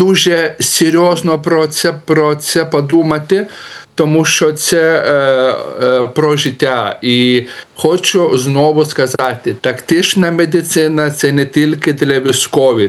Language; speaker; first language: Ukrainian; non-native, learner; Lithuanian